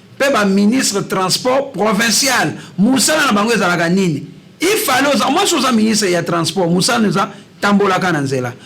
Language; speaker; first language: Lingala; native; Lingala